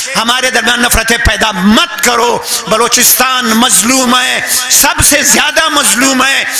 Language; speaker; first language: Urdu; non-native, local second language; Brahui